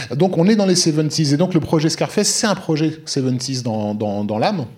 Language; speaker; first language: French; native; French